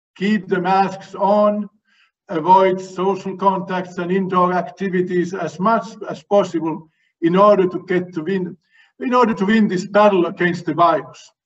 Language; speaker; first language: English; non-native, fluent; Finnish